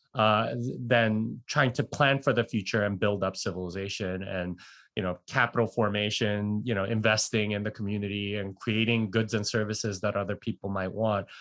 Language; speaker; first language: English; native; English